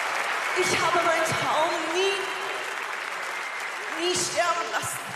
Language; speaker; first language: German; non-native, fluent; Persian